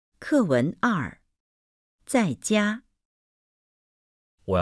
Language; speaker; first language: Chinese; non-native, fluent; Vietnamese